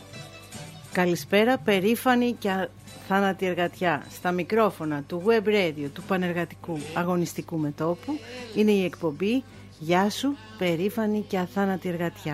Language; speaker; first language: Greek; native; Greek